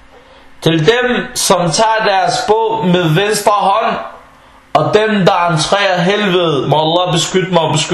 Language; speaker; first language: Danish; non-native, local second language; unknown